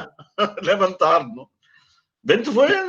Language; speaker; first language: Portuguese; non-native, fluent; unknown